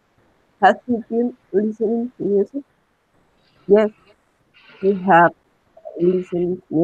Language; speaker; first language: English; non-native, learner; Spanish